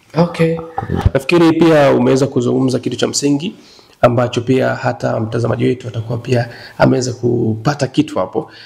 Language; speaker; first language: Swahili; native; Swahili